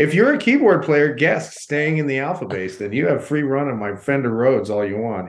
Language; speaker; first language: English; native; English